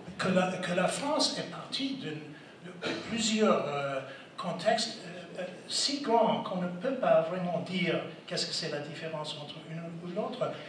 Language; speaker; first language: French; non-native, fluent; English